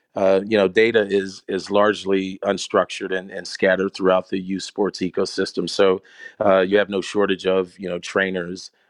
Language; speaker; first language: English; native; English